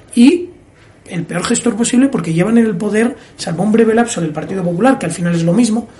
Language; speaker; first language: Spanish; native; Spanish